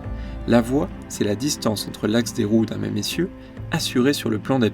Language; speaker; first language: French; native; French